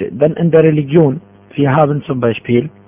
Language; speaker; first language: German; non-native, fluent; Arabic